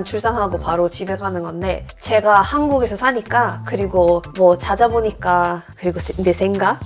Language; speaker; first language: Korean; non-native, fluent; Swedish